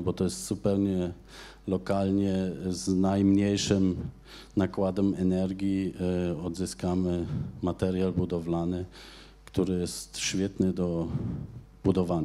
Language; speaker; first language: Polish; non-native, fluent; German